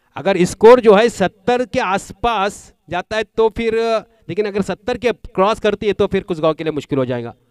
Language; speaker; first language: Hindi; non-native, local second language; Marathi